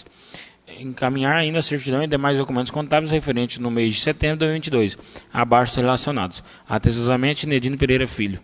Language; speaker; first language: Portuguese; native; Portuguese